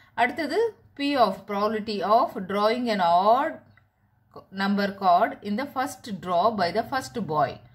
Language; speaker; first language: English; non-native, local second language; Tamil